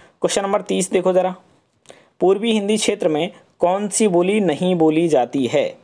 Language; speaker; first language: Hindi; native; Hindi